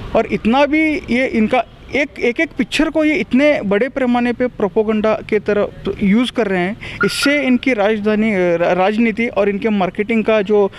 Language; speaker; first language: Hindi; non-native, local second language; Marathi